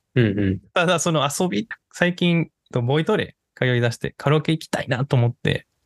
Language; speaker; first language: Japanese; non-native, fluent; Spanish